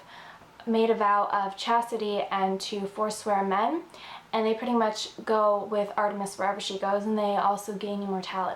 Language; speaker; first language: English; native; English